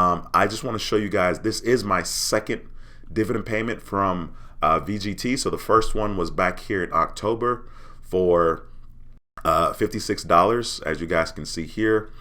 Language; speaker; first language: English; native; English